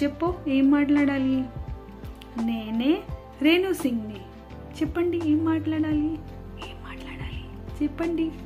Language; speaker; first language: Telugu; non-native, fluent; Hindi